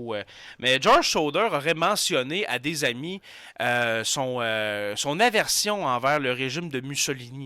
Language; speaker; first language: French; native; French